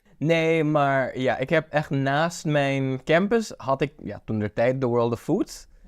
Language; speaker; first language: Dutch; non-native, local second language; Papiamento